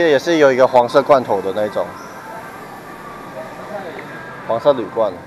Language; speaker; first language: Chinese; native; Chinese